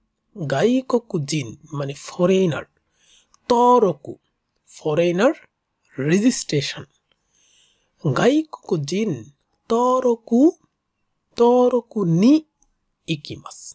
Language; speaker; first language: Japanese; non-native, fluent; Bangla